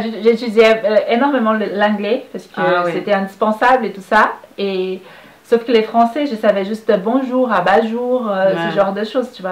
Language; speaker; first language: French; non-native, fluent; Portuguese